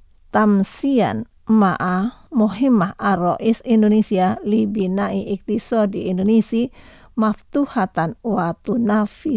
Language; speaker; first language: Arabic; non-native, fluent; Indonesian